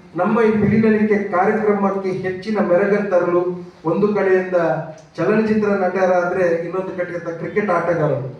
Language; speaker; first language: Kannada; non-native, local second language; Tulu